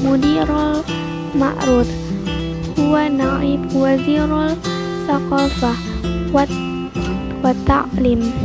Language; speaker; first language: Arabic; non-native, learner; Indonesian